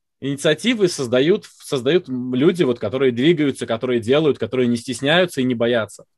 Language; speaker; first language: Russian; native; Russian